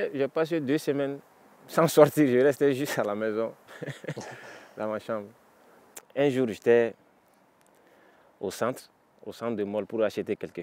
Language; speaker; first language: French; non-native, local second language; Bambara